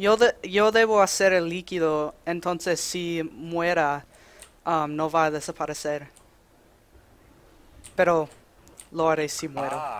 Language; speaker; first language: Spanish; non-native, learner; English